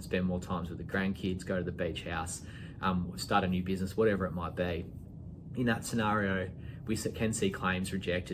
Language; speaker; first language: English; native; English